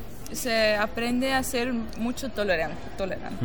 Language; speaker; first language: Spanish; non-native, fluent; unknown